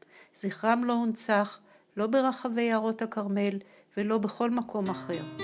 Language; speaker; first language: Hebrew; native; Hebrew